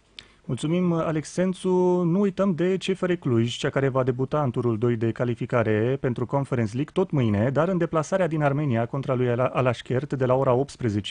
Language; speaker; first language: Romanian; native; Romanian